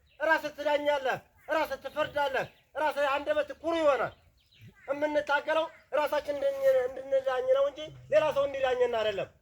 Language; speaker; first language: Amharic; native; Amharic